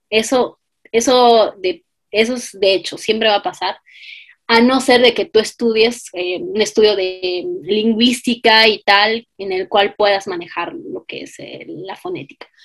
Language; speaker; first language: Spanish; native; Spanish